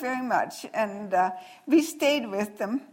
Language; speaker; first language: English; non-native, fluent; Dutch